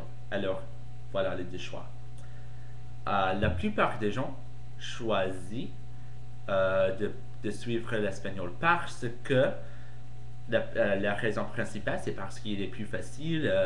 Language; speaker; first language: French; non-native, fluent; English